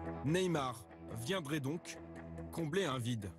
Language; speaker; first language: French; native; French